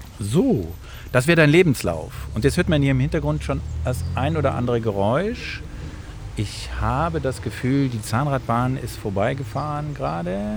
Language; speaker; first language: German; native; German